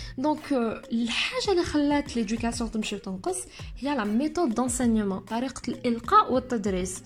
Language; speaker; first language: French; non-native, local second language; Arabic